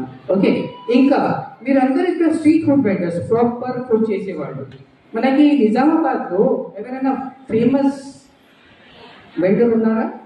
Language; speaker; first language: Telugu; non-native, local second language; Urdu